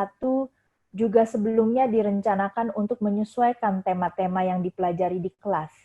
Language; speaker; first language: Indonesian; native; Indonesian